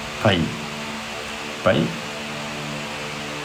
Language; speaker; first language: Filipino; native; Filipino